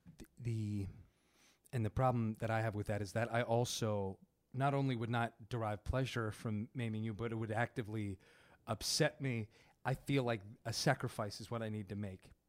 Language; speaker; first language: English; native; English